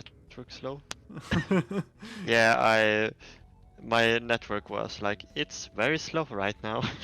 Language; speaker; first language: English; non-native, fluent; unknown